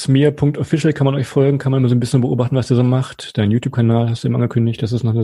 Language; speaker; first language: German; native; German